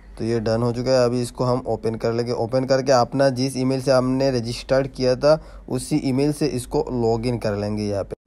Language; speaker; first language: Hindi; native; Hindi